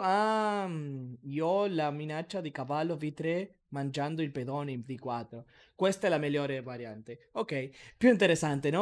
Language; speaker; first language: Italian; non-native, learner; Spanish